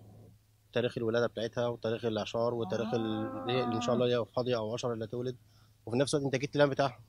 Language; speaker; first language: Arabic; native; Arabic